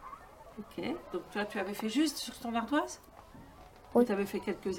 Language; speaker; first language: French; native; French